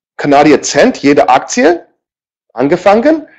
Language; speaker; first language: German; non-native, learner; English